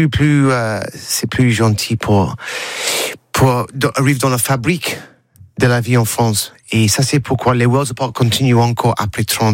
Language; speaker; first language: French; non-native, learner; English